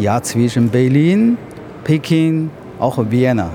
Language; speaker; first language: German; non-native, learner; Chinese